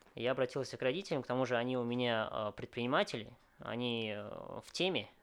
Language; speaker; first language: Russian; early bilingual, other home language; Vietnamese